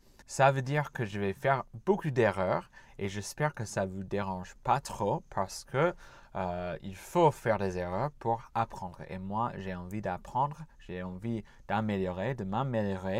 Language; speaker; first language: French; non-native, fluent; English